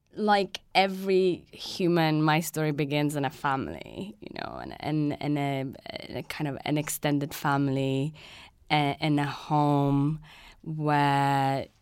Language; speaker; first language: English; early bilingual, other home language; Persian